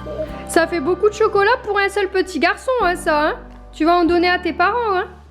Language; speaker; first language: French; native; French